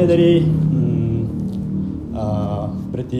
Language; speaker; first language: Indonesian; non-native, fluent; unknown